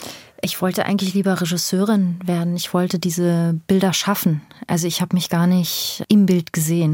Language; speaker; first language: German; early bilingual, other home language; Persian